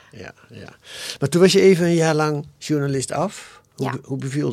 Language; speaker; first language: Dutch; native; Dutch